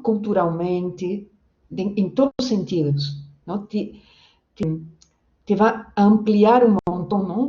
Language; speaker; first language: Spanish; non-native, fluent; Portuguese